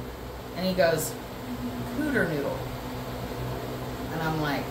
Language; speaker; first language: English; native; English